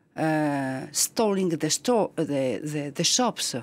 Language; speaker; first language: English; non-native, fluent; Greek